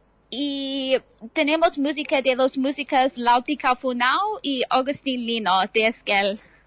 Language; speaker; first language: Spanish; non-native, fluent; English